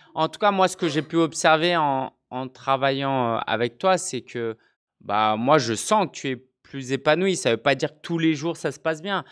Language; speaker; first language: French; native; French